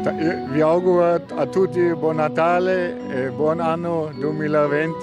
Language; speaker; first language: Italian; non-native, learner; German